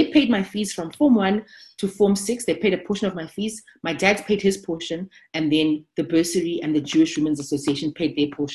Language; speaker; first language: English; non-native, local second language; Zulu